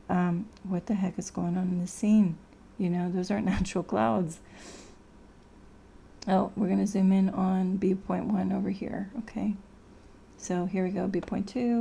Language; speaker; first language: English; native; English